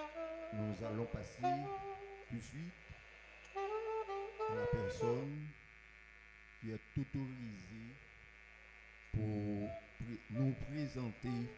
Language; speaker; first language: French; non-native, local second language; Haitian Creole